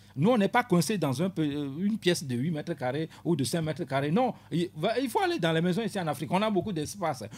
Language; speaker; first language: French; non-native, local second language; Ewe